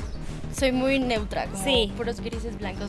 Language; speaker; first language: Spanish; native; Spanish